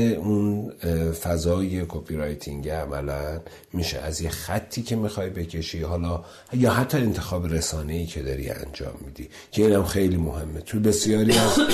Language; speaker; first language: Persian; non-native, local second language; Azerbaijani